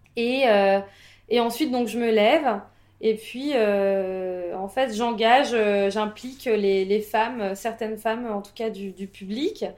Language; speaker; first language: French; native; French